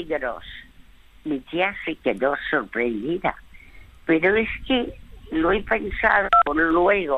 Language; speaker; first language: Spanish; early bilingual, other home language; French